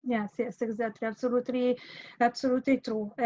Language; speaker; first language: English; non-native, fluent; Italian